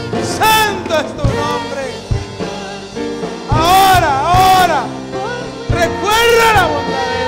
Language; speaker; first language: Spanish; native; Spanish